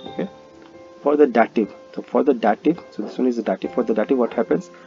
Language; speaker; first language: English; non-native, local second language; Hindi